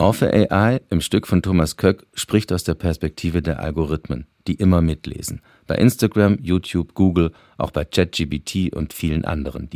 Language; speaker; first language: German; native; German